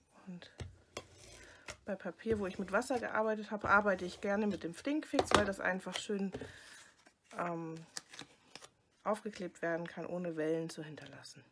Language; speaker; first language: German; native; German